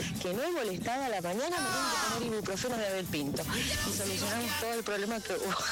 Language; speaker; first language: Spanish; native; Spanish